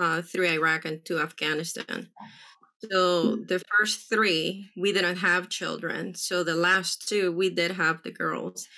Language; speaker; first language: English; early bilingual, other home language; Spanish